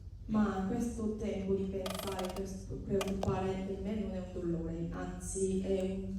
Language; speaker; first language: Italian; non-native, fluent; Korean